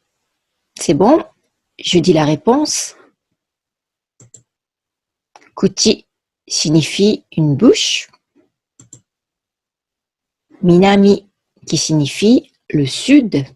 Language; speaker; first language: French; non-native, fluent; Japanese